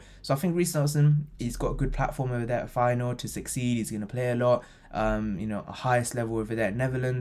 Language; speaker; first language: English; native; English